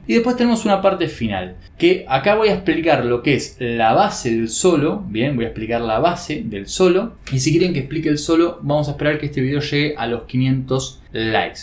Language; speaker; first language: Spanish; native; Spanish